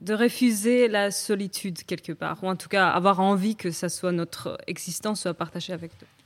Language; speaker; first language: French; non-native, fluent; Georgian